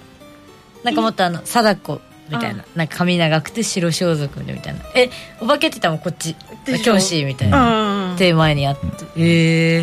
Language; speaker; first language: Japanese; native; Japanese